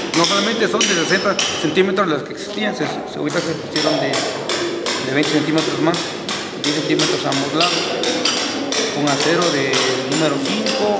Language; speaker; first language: Spanish; native; Spanish